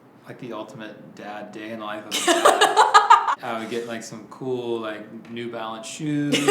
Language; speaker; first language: English; native; English